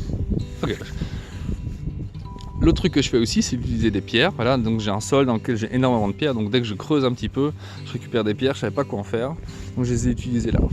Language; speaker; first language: French; native; French